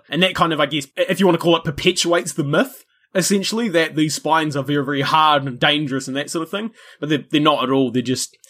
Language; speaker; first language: English; native; English